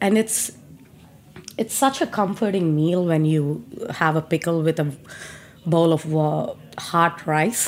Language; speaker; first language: English; non-native, local second language; Telugu